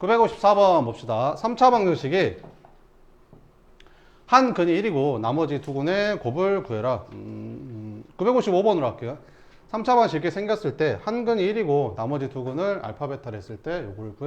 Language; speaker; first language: Korean; native; Korean